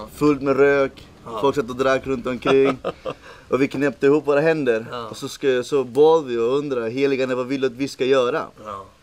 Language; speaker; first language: Swedish; early bilingual, other home language; Spanish